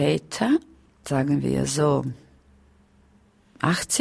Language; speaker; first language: German; non-native, fluent; Romany